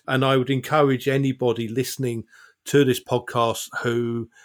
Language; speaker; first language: English; native; English